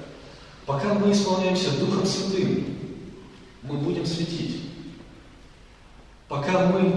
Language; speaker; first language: Russian; native; Russian